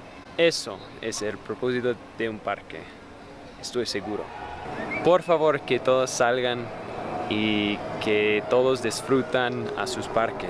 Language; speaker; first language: Spanish; non-native, fluent; English